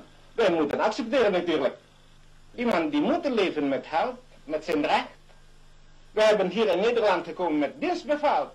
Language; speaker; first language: Dutch; non-native, local second language; Malay